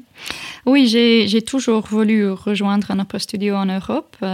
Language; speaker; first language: French; non-native, fluent; English